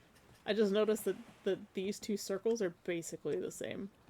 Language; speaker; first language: English; native; English